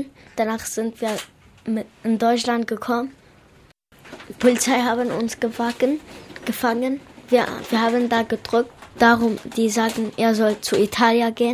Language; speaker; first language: German; non-native, learner; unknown